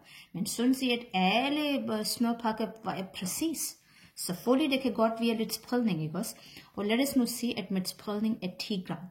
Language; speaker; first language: Danish; non-native, learner; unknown